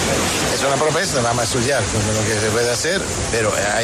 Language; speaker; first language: Spanish; non-native, fluent; Italian